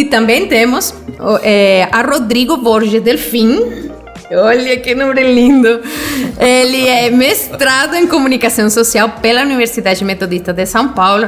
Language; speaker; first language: Portuguese; non-native, fluent; Spanish